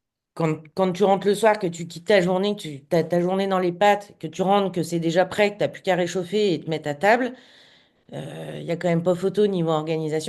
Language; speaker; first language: French; native; French